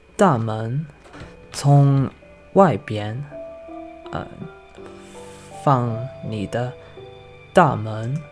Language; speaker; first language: Chinese; non-native, learner; English